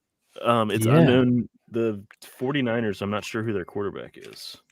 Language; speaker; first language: English; native; English